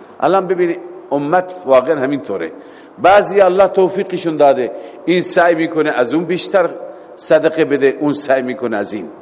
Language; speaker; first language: Persian; native; Persian